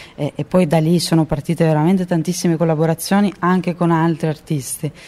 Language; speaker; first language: Italian; non-native, fluent; Portuguese